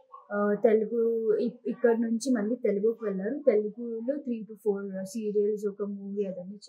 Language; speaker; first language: Telugu; non-native, local second language; Kannada